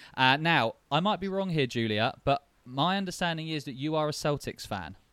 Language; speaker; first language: English; native; English